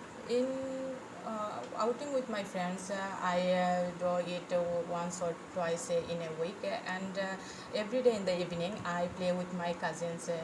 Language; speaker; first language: English; non-native, fluent; Bangla